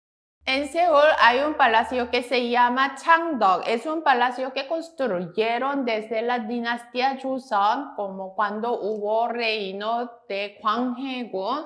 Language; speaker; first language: Spanish; non-native, fluent; Korean